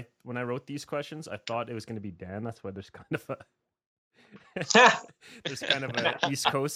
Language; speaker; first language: English; native; English